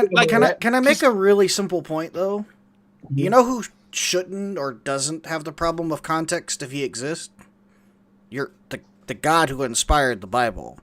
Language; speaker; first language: English; native; English